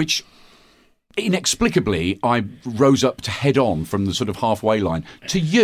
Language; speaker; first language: English; native; English